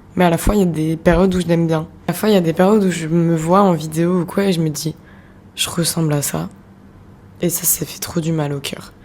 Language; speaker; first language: French; native; French